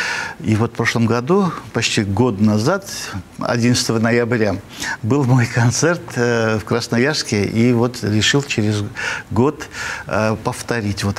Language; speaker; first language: Russian; non-native, fluent; Armenian